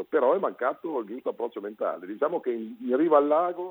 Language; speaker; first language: Italian; native; Italian